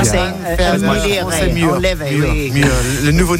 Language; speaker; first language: French; non-native, learner; English